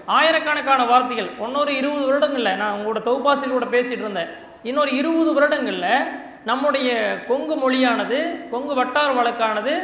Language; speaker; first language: Tamil; native; Tamil